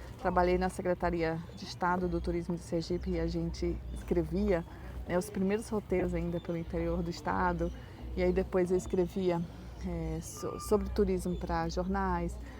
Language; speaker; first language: Portuguese; native; Portuguese